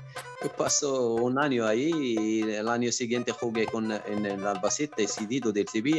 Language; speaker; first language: Spanish; non-native, fluent; Arabic